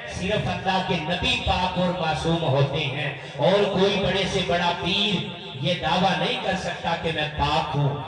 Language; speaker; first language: Urdu; non-native, local second language; Punjabi